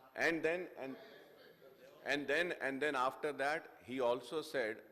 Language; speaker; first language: English; non-native, local second language; Urdu